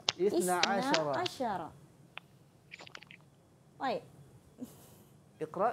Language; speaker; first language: Arabic; non-native, fluent; Malay